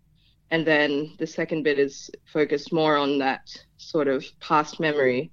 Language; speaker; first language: English; non-native, local second language; Filipino